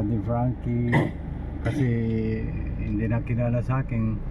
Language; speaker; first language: Filipino; non-native, learner; Japanese